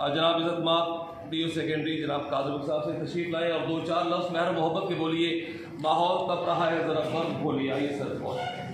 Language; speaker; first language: Urdu; non-native, local second language; Punjabi